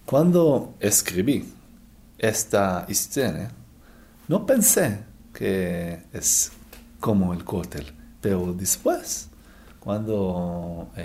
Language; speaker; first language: Spanish; non-native, learner; Hebrew